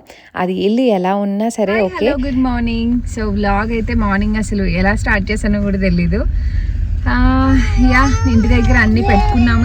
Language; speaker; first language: Telugu; native; Telugu